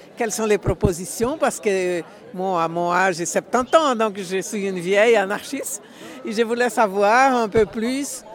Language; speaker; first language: French; non-native, fluent; Portuguese